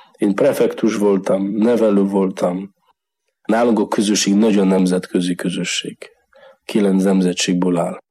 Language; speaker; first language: Hungarian; non-native, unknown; Polish